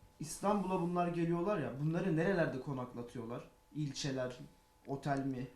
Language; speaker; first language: Turkish; native; Turkish